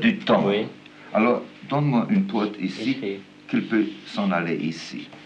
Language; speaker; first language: French; non-native, fluent; German